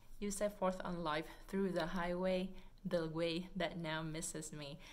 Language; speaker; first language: English; non-native, fluent; Vietnamese